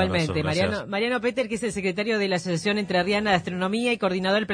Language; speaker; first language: Spanish; native; Spanish